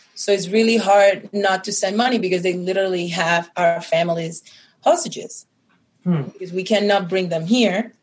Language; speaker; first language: English; non-native, fluent; Spanish